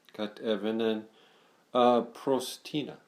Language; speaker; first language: Greek; non-native, learner; English